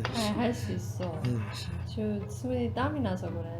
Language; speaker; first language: Korean; non-native, fluent; Persian